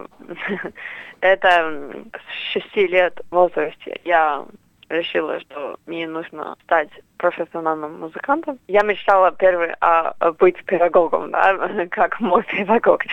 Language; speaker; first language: Russian; non-native, fluent; English